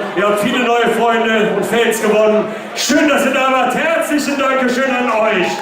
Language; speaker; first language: German; native; German